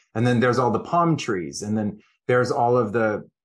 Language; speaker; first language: English; native; English